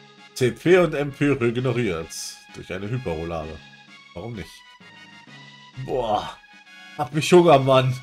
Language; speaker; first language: German; native; German